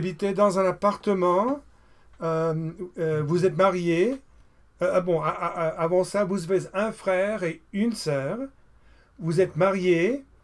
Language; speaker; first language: French; non-native, fluent; English